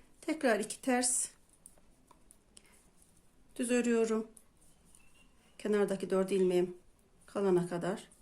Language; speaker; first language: Turkish; native; Turkish